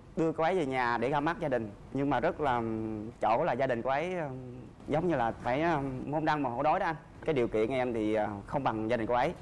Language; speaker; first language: Vietnamese; native; Vietnamese